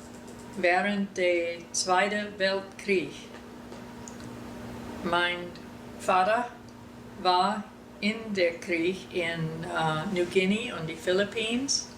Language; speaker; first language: German; early bilingual, heritage; German